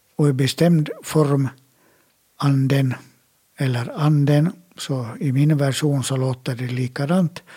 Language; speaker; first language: Swedish; native; Swedish